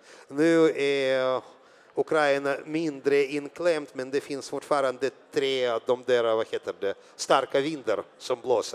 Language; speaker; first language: Swedish; non-native, fluent; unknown